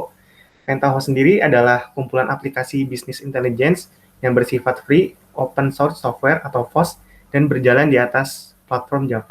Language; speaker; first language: Indonesian; native; Indonesian